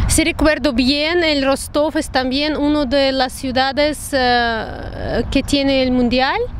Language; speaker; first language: Spanish; non-native, fluent; Russian